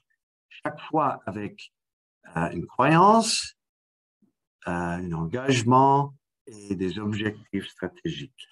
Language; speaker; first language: French; non-native, fluent; English